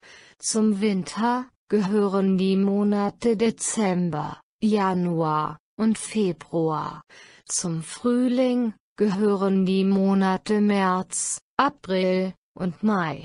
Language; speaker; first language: German; non-native, fluent; Thai